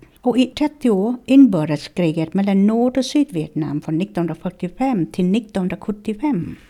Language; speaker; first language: Swedish; non-native, fluent; Vietnamese